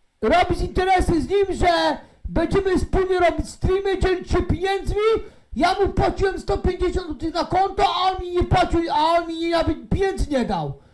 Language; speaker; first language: Polish; native; Polish